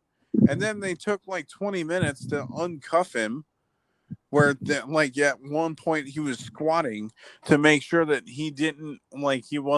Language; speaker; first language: English; native; English